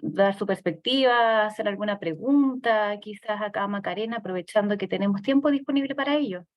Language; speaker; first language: Spanish; native; Spanish